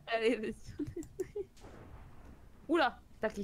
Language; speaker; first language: French; native; French